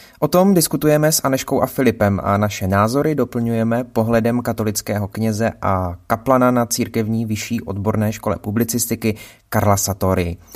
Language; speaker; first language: Czech; native; Czech